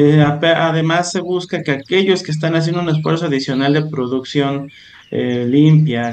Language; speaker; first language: Spanish; native; Spanish